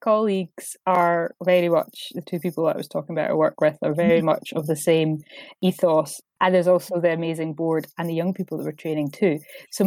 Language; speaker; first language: English; native; English